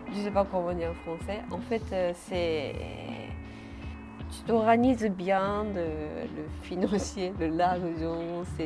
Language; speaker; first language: French; non-native, learner; Japanese